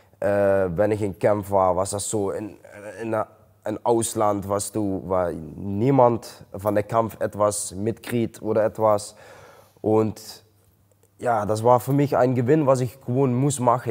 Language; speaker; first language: German; non-native, learner; Dutch